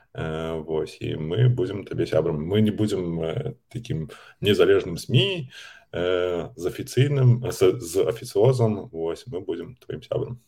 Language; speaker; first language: Belarusian; non-native, local second language; Russian